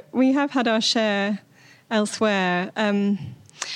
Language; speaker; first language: English; native; English